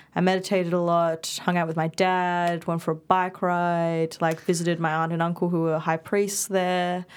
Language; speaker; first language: English; non-native, local second language; Indonesian